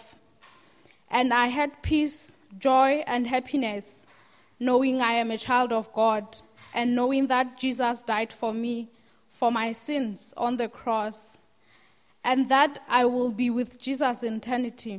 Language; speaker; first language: English; non-native, local second language; Southern Sotho